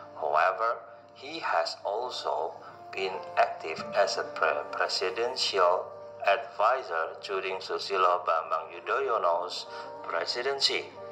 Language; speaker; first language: English; non-native, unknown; Indonesian